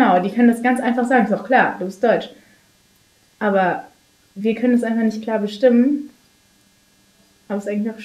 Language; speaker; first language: German; native; German